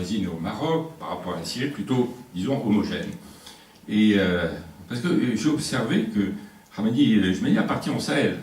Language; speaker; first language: French; native; French